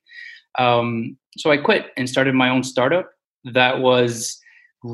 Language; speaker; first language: English; early bilingual, other home language; Portuguese